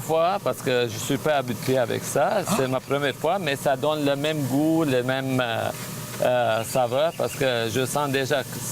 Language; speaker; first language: French; non-native, fluent; Armenian